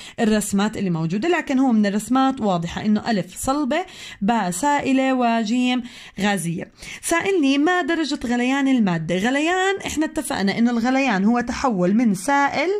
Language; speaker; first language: Arabic; native; Arabic